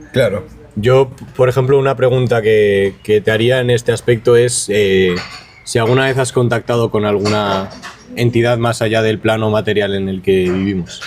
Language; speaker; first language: Spanish; native; Spanish